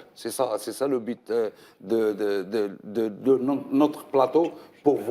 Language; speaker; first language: French; non-native, learner; Arabic